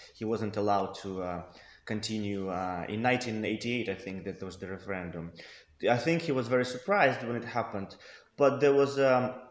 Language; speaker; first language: English; non-native, fluent; Russian